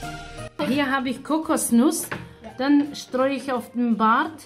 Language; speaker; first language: German; non-native, fluent; Aramaic